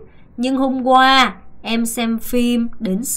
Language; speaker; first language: Vietnamese; non-native, fluent; Korean